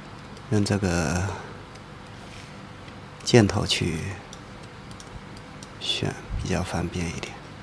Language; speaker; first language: Chinese; native; Chinese